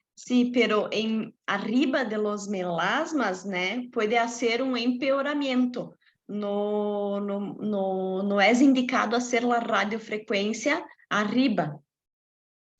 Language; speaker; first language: Spanish; non-native, fluent; Portuguese